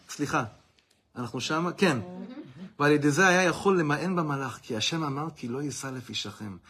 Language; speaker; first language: Hebrew; non-native, fluent; English